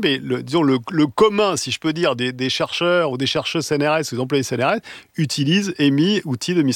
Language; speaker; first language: French; native; French